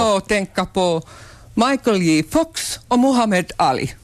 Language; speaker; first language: Swedish; non-native, local second language; Finnish